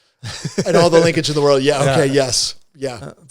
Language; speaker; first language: English; native; English